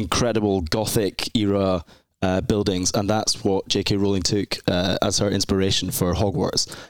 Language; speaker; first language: English; native; English